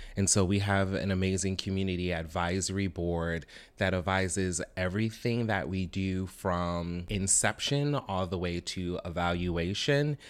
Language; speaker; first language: English; native; English